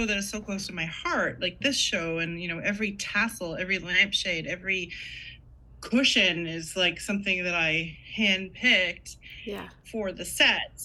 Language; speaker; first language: English; native; English